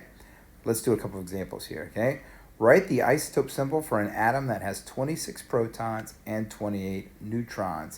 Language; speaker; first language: English; native; English